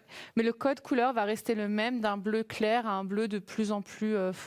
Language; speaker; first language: French; native; French